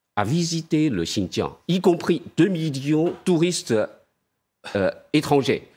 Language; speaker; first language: French; non-native, fluent; Chinese